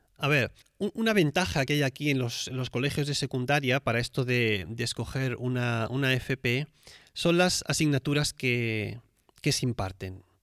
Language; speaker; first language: Spanish; native; Spanish